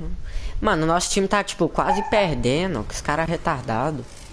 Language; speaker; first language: Portuguese; native; Portuguese